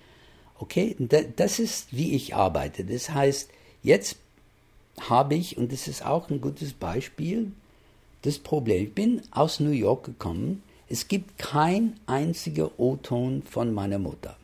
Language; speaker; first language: German; non-native, fluent; English